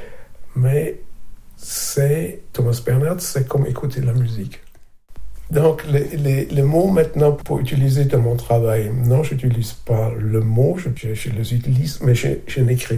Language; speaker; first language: French; non-native, fluent; German